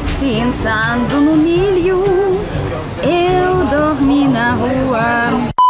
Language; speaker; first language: Portuguese; non-native, learner; Russian